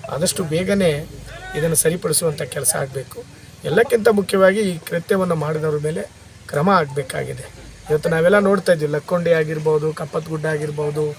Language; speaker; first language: Kannada; native; Kannada